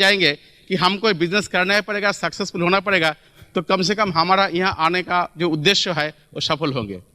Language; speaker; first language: Hindi; non-native, local second language; Bangla